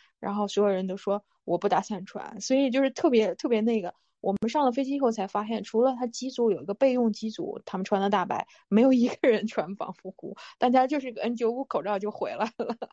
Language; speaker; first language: Chinese; native; Chinese